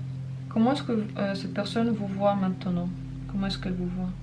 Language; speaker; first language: French; native; French